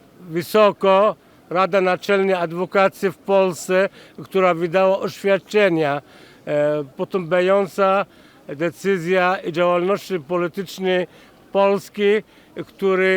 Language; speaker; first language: Polish; non-native, fluent; Arabic